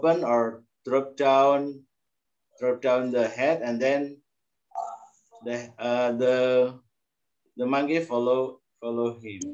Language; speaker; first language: English; non-native, learner; Indonesian